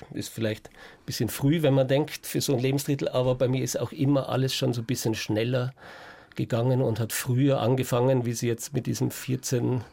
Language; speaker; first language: German; native; German